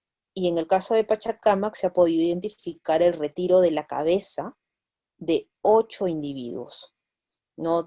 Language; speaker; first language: Spanish; native; Spanish